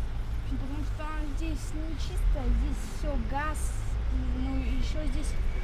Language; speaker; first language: Russian; non-native, learner; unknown